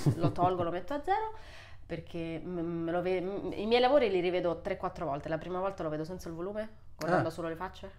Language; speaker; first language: Italian; non-native, fluent; Russian